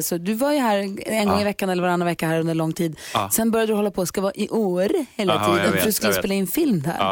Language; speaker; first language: Swedish; native; Swedish